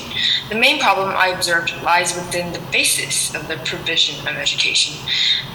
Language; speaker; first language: English; non-native, local second language; Cantonese